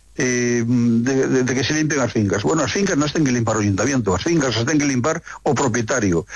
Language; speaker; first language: Galician; native; Galician